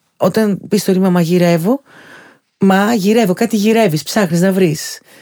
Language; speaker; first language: Greek; native; Greek